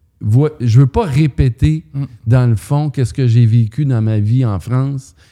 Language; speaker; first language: French; native; French